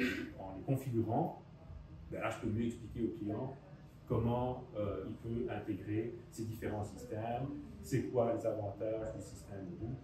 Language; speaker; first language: French; native; French